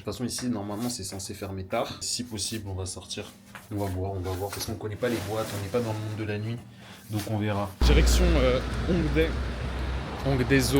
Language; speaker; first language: French; native; French